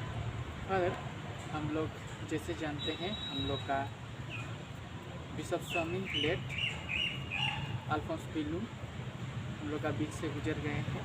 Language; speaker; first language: Hindi; non-native, local second language; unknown